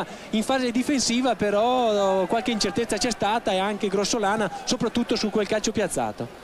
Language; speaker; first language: Italian; native; Italian